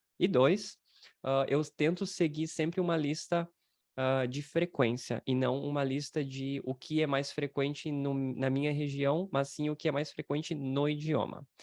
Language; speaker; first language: Portuguese; native; Portuguese